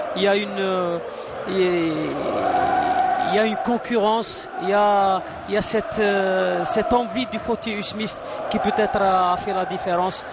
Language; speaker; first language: French; non-native, local second language; Arabic